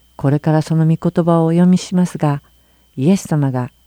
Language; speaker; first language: Japanese; native; Japanese